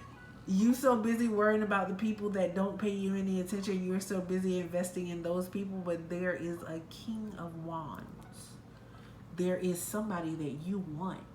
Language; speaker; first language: English; native; English